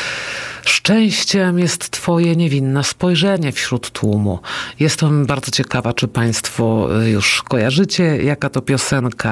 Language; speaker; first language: Polish; native; Polish